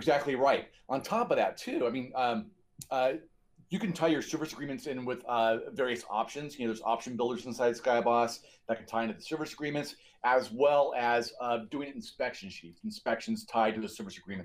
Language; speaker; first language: English; native; English